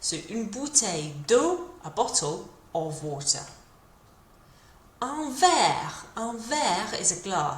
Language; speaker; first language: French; non-native, fluent; English